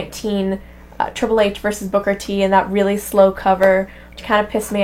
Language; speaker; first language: English; native; English